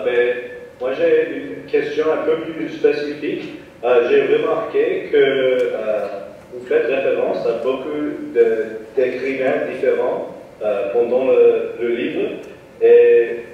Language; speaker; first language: French; non-native, fluent; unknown